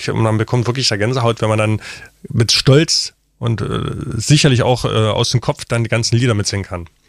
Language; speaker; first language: German; non-native, local second language; Upper Sorbian